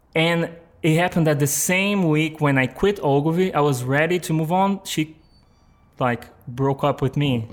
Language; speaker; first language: English; non-native, fluent; Portuguese